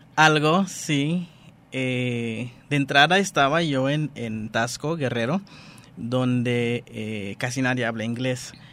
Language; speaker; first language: Spanish; non-native, fluent; Dutch